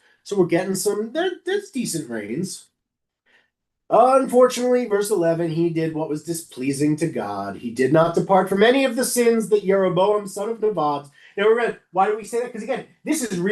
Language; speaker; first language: English; native; English